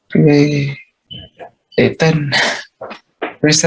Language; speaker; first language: French; non-native, learner; Vietnamese